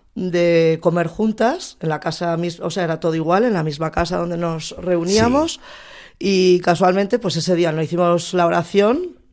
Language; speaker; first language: Spanish; native; Spanish